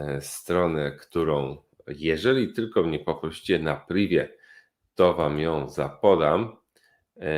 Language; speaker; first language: Polish; native; Polish